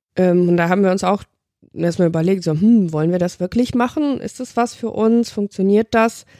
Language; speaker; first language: German; early bilingual, other home language; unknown